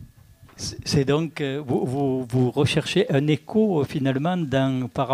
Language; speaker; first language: French; native; French